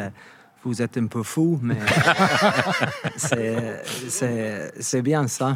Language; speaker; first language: French; non-native, fluent; English